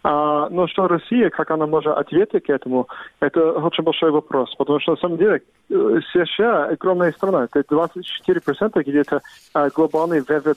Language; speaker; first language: Russian; non-native, fluent; English